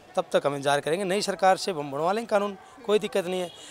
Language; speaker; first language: Hindi; native; Hindi